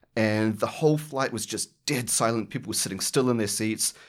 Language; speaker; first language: English; native; English